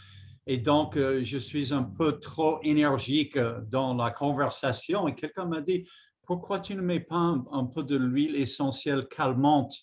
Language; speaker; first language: French; non-native, fluent; English